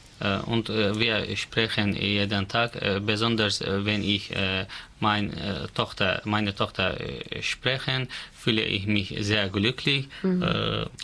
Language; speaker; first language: German; non-native, learner; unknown